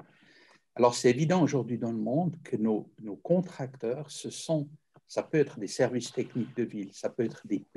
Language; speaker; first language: French; native; French